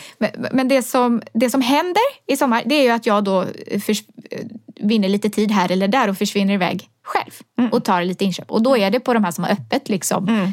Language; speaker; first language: Swedish; native; Swedish